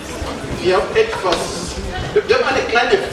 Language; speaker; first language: German; non-native, learner; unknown